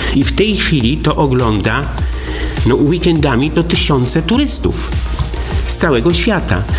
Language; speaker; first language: Polish; native; Polish